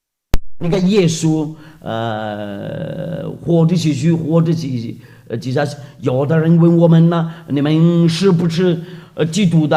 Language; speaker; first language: Chinese; non-native, fluent; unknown